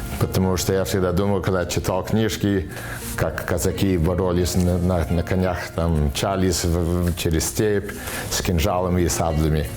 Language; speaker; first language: Russian; early bilingual, heritage; Russian